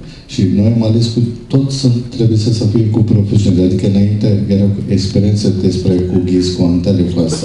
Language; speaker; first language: Romanian; non-native, learner; Turkish